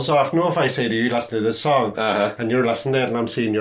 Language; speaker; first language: English; native; English